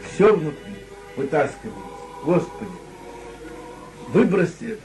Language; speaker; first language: Russian; native; Russian